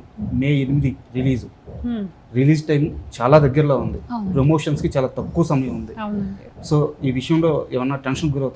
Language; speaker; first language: Telugu; native; Telugu